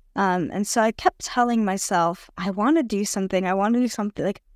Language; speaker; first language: English; native; English